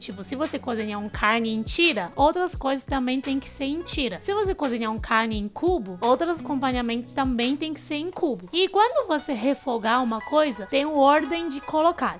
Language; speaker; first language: Portuguese; non-native, fluent; Chinese